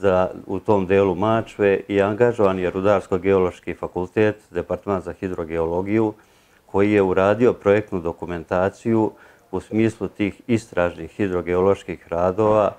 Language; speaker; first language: Serbian; native; Serbian